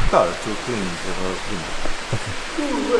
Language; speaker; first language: English; non-native, fluent; Serbian